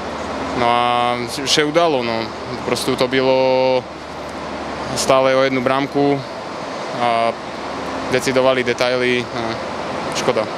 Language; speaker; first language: Polish; non-native, learner; Czech